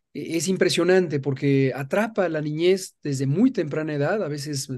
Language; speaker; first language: Spanish; native; Spanish